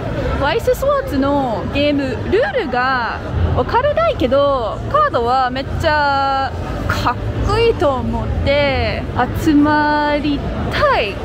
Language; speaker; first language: Japanese; non-native, learner; English